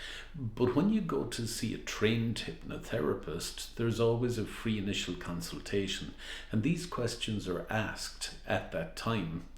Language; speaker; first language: English; native; English